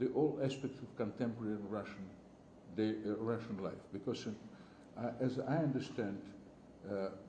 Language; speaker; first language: English; non-native, learner; Russian